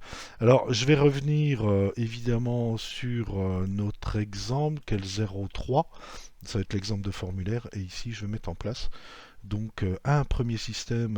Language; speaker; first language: French; native; French